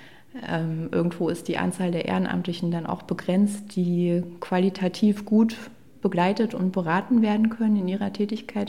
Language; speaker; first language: German; native; German